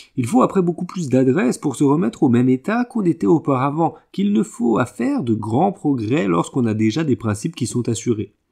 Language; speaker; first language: French; native; French